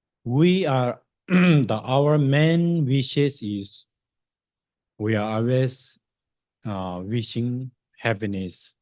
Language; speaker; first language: English; non-native, fluent; Tibetan